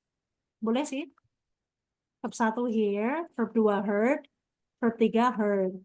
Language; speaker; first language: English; non-native, fluent; Indonesian